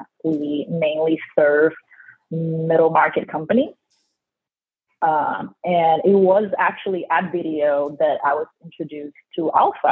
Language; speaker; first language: English; non-native, fluent; Spanish